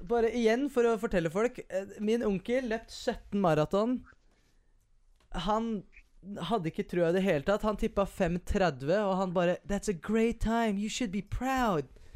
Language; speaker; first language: Norwegian; early bilingual, other home language; English